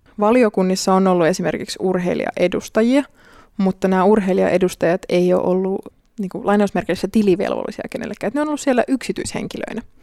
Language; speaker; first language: Finnish; native; Finnish